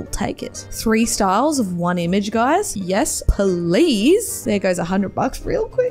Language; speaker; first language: English; native; English